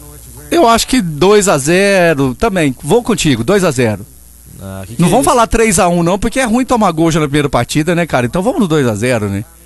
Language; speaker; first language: Portuguese; native; Portuguese